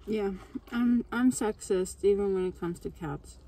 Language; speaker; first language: English; non-native, fluent; Turkish